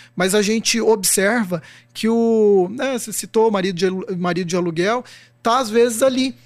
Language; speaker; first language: Portuguese; native; Portuguese